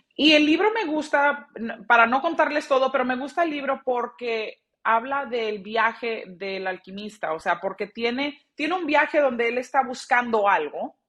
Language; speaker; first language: Spanish; early bilingual, heritage; Spanish